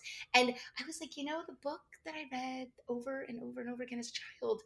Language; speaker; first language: English; native; English